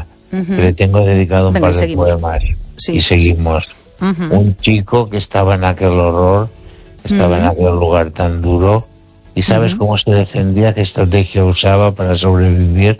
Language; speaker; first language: Spanish; native; Spanish